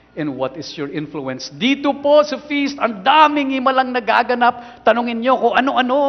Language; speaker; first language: Filipino; non-native, local second language; Cebuano